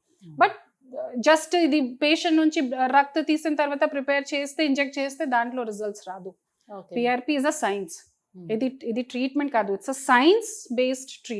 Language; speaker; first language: Telugu; non-native, learner; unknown